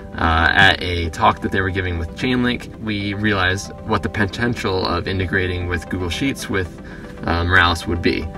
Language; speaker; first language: English; native; English